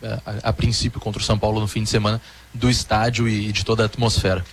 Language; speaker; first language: Portuguese; native; Portuguese